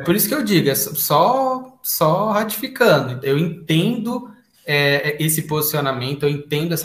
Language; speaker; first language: Portuguese; native; Portuguese